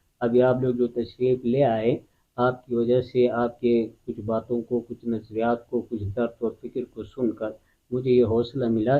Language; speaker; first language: Urdu; non-native, local second language; Khowar